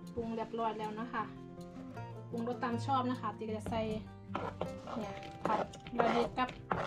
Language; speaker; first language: Thai; native; Thai